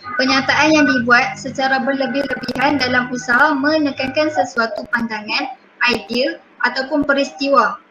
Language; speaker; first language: Malay; native; Malay